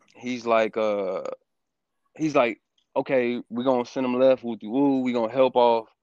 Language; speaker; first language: English; native; English